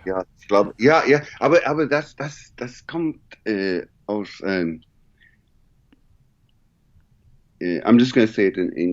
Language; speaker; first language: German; non-native, learner; English